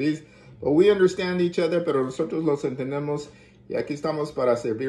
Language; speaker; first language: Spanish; early bilingual, heritage; Spanish